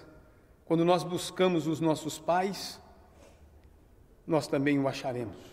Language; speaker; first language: Portuguese; native; Portuguese